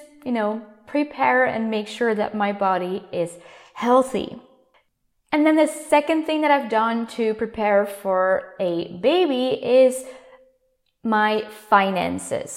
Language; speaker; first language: English; non-native, fluent; Dutch